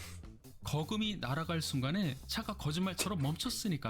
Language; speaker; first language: Korean; native; Korean